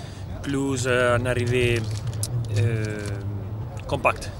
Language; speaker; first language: French; non-native, learner; Italian